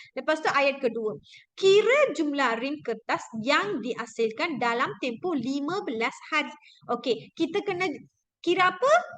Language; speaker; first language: Malay; non-native, local second language; Tamil